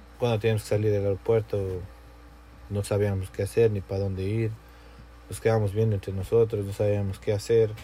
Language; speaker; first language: Spanish; native; Spanish